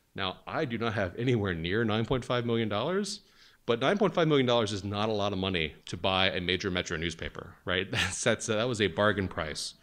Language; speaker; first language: English; native; English